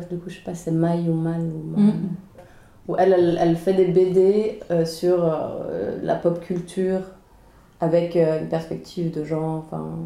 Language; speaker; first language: French; early bilingual, other home language; Swedish